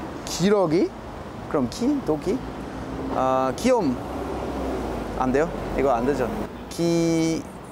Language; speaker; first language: Korean; non-native, fluent; French